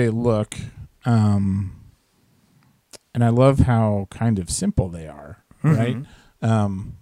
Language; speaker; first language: English; native; English